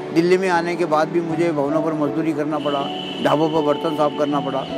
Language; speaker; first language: Hindi; non-native, local second language; Marathi